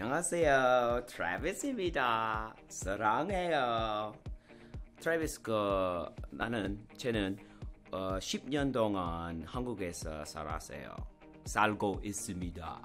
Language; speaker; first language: Korean; non-native, learner; English